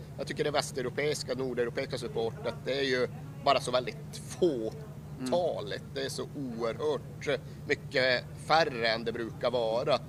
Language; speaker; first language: Swedish; native; Swedish